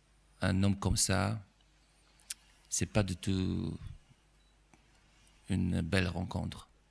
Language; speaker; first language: French; non-native, fluent; Romanian